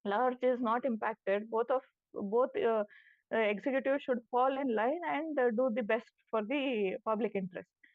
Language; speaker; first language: English; non-native, local second language; Kannada